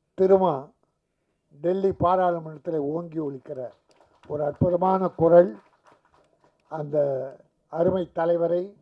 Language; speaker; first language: Tamil; native; Tamil